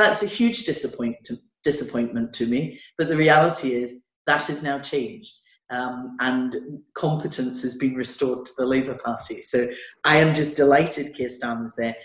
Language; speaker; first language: English; native; English